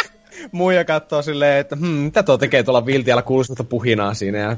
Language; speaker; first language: Finnish; native; Finnish